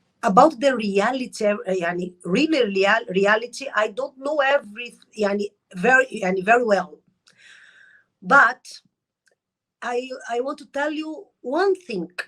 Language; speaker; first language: English; non-native, learner; Arabic